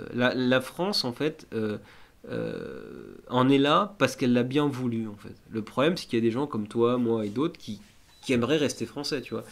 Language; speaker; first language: French; native; French